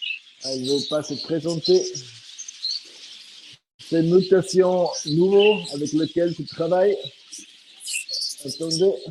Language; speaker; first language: French; non-native, fluent; Swiss German